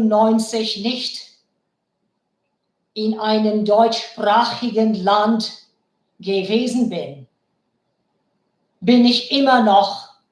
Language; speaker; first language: German; non-native, fluent; Bangla